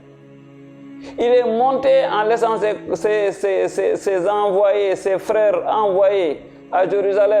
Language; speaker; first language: French; non-native, local second language; Wolof